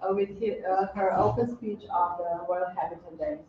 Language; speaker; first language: English; non-native, fluent; Slovenian